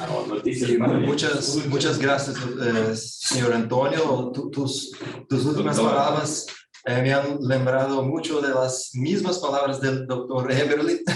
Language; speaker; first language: Spanish; non-native, fluent; Portuguese